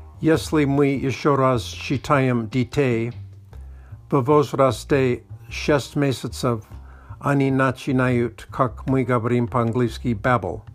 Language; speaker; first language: Russian; non-native, learner; English